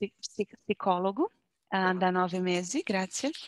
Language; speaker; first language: Italian; non-native, learner; Portuguese